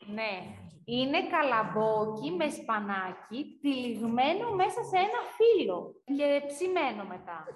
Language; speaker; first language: Greek; native; Greek